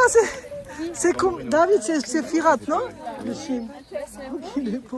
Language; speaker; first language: French; non-native, learner; Armenian